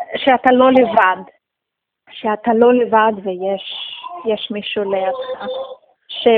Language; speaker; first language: Hebrew; non-native, fluent; Russian